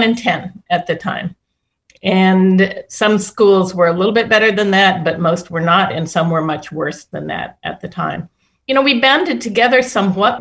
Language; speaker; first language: English; native; English